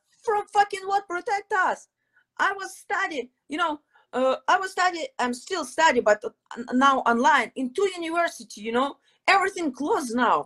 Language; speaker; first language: English; non-native, fluent; Ukrainian